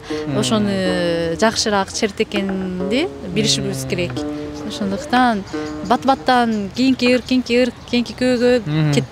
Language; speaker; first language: Kyrgyz; non-native, fluent; Japanese